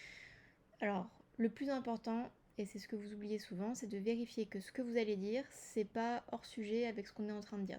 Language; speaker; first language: French; native; French